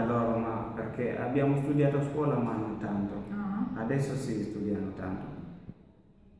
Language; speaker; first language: Italian; non-native, learner; Masai